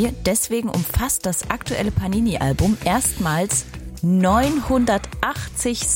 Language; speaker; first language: German; native; German